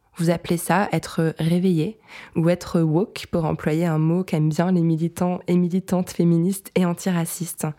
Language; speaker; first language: French; native; French